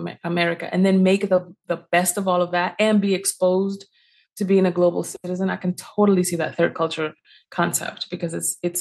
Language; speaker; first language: English; early bilingual, other home language; Spanish